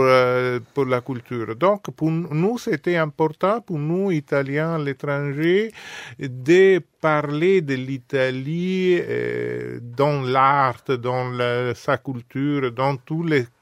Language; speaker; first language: French; non-native, fluent; Italian